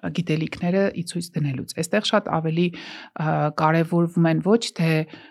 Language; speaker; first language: Armenian; native; Armenian